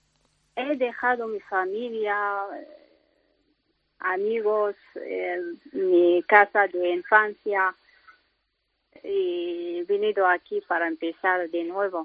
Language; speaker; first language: Spanish; non-native, learner; Arabic